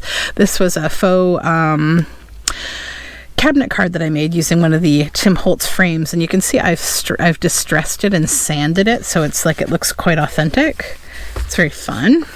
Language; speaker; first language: English; native; English